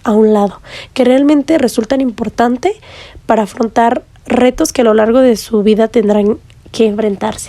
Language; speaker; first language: Spanish; native; Spanish